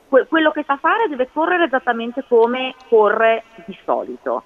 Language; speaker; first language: Italian; native; Italian